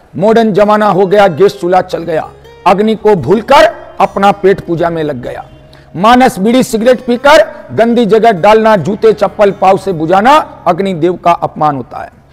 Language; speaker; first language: Hindi; non-native, local second language; Marathi